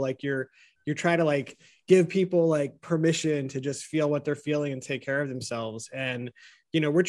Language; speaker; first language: English; native; English